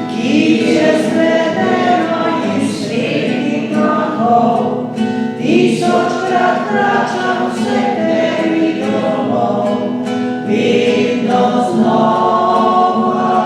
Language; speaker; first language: Slovenian; native; Slovenian